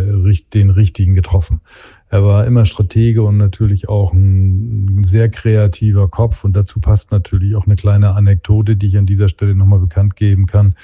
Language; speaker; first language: German; native; German